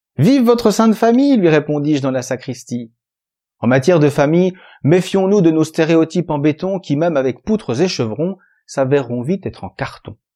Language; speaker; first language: French; native; French